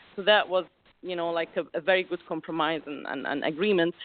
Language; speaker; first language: English; non-native, fluent; Arabic